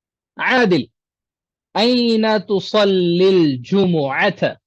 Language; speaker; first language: Arabic; non-native, fluent; Urdu